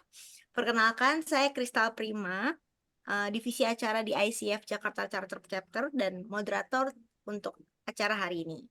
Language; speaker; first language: Indonesian; native; Indonesian